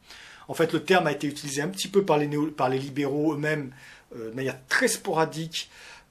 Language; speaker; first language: French; native; French